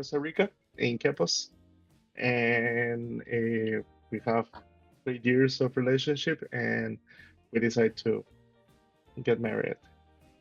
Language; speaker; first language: English; non-native, learner; Spanish